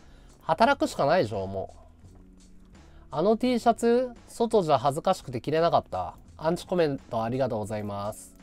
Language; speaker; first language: Japanese; native; Japanese